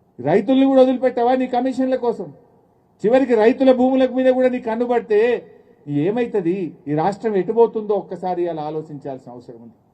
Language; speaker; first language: Telugu; native; Telugu